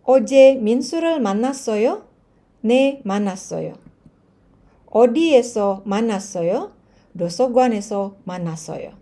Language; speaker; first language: Korean; non-native, fluent; Indonesian